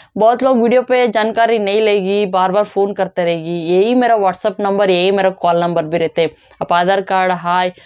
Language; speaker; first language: Hindi; non-native, local second language; Kannada